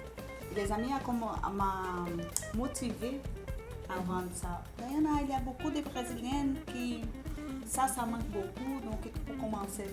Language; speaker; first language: French; non-native, learner; Portuguese